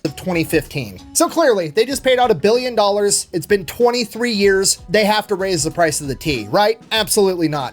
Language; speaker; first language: English; native; English